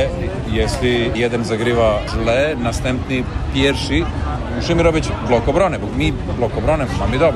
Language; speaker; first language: Polish; non-native, learner; Serbian